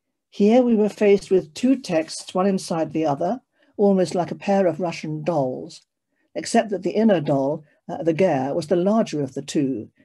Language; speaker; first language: English; native; English